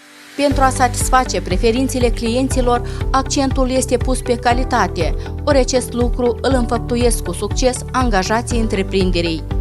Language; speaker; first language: Romanian; native; Romanian